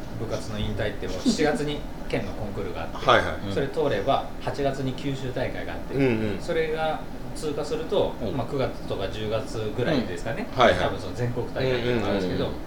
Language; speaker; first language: Japanese; native; Japanese